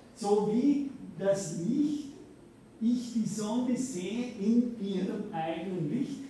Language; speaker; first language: German; native; German